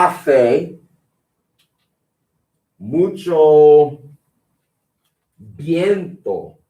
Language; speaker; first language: Spanish; non-native, fluent; English